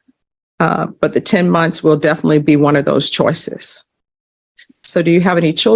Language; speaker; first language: English; native; English